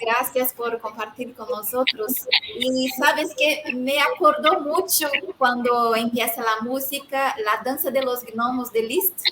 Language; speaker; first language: Spanish; non-native, fluent; Portuguese